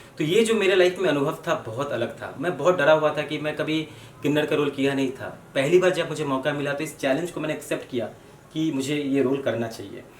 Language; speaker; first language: Hindi; non-native, local second language; Bangla